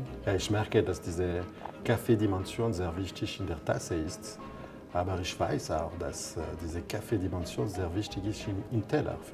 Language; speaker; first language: German; non-native, fluent; French